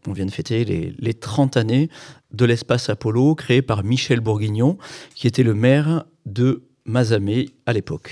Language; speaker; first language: French; native; French